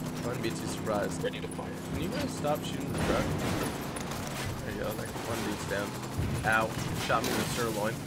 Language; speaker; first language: English; native; English